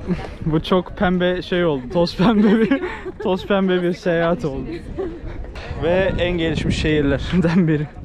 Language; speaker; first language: Turkish; native; Turkish